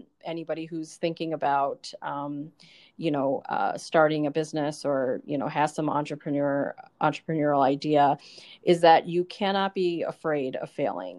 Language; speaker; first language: English; native; English